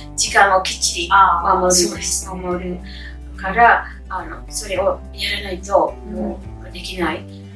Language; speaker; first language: Japanese; non-native, fluent; Indonesian